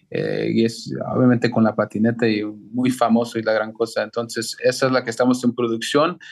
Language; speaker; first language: Spanish; early bilingual, heritage; Spanish